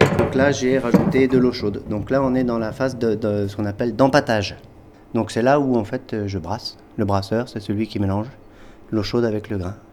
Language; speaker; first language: French; native; French